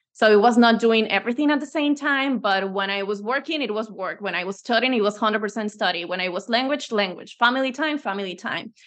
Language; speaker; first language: English; non-native, fluent; Spanish